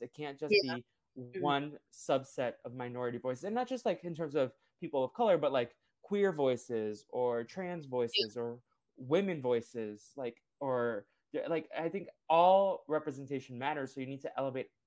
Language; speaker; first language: English; early bilingual, other home language; Portuguese